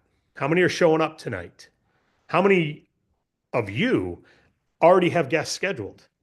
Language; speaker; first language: English; native; English